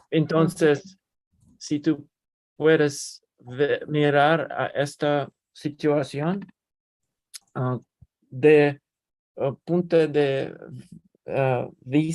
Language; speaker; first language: Spanish; non-native, learner; Russian